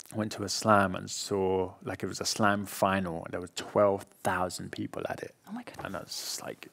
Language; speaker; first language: English; native; English